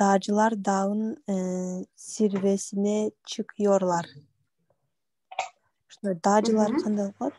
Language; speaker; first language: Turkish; non-native, learner; Kyrgyz